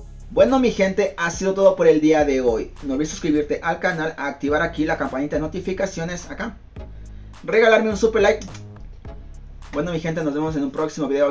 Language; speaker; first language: Spanish; native; Spanish